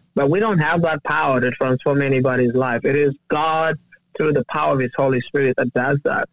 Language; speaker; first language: English; non-native, local second language; Ganda